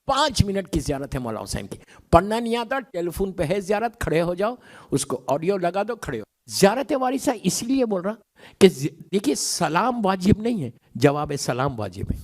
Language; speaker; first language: Urdu; native; Urdu